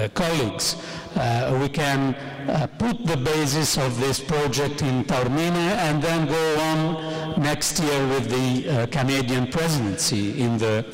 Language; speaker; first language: English; non-native, fluent; Italian